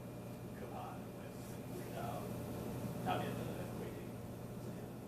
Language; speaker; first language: Chinese; non-native, fluent; English